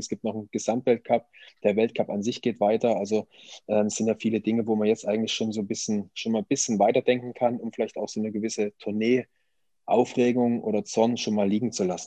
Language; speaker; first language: German; native; German